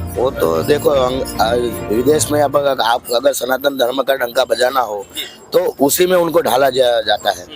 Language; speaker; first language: Hindi; native; Hindi